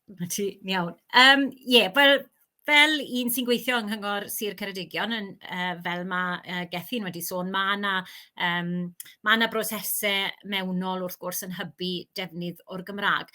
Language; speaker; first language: Welsh; native; Welsh